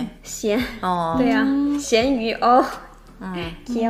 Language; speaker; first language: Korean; non-native, fluent; Chinese